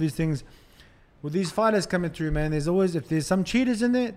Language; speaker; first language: English; native; English